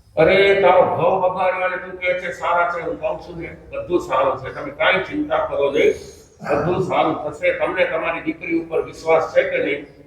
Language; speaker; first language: Gujarati; non-native, local second language; Kachhi